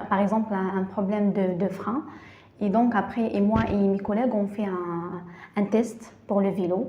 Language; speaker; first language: French; non-native, learner; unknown